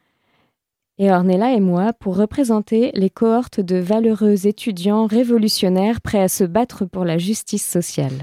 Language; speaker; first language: French; native; French